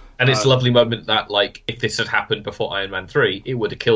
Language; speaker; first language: English; native; English